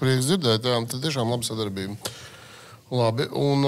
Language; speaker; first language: Latvian; native; Latvian